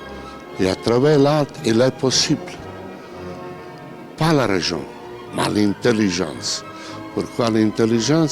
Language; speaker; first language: French; non-native, learner; Italian